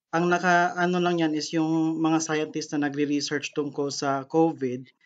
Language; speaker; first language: Filipino; non-native, local second language; Cebuano